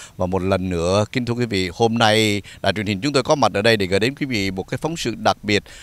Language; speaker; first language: Vietnamese; native; Vietnamese